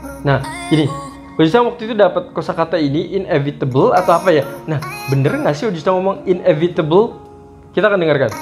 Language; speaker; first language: Indonesian; native; Indonesian